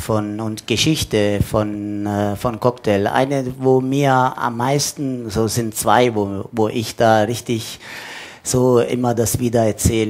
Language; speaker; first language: German; non-native, fluent; Italian